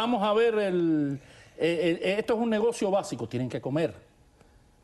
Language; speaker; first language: Spanish; native; Spanish